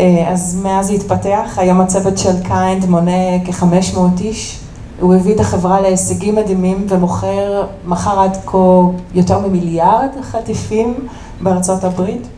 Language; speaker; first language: Hebrew; native; Hebrew